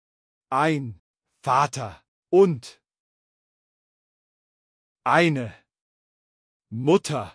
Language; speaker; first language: German; non-native, learner; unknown